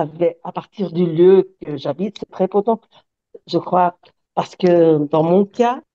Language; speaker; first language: French; non-native, fluent; Spanish